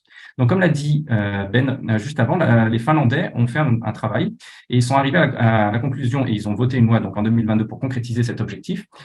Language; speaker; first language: French; native; French